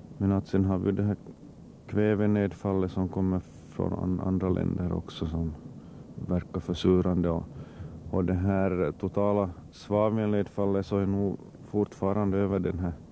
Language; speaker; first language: Swedish; native; Swedish